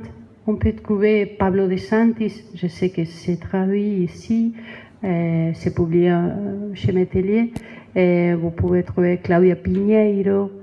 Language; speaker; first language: French; non-native, learner; Spanish